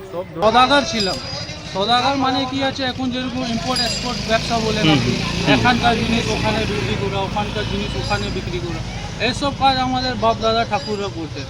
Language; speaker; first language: Bangla; non-native, local second language; Urdu